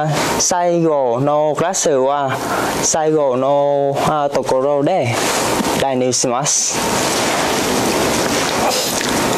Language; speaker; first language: Japanese; non-native, learner; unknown